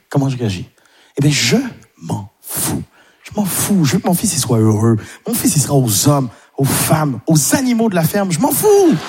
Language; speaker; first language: French; native; French